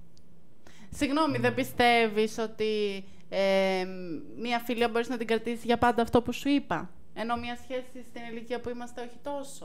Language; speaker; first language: Greek; native; Greek